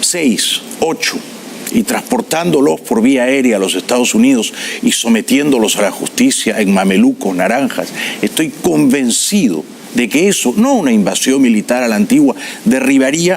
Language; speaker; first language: Spanish; native; Spanish